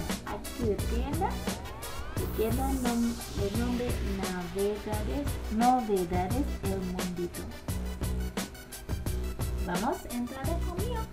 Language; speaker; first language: Spanish; non-native, learner; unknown